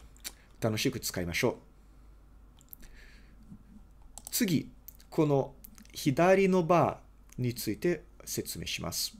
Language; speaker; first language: Japanese; non-native, fluent; Portuguese